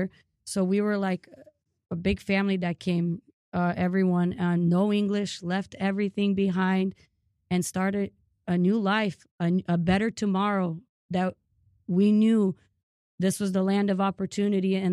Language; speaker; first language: English; early bilingual, other home language; Ukrainian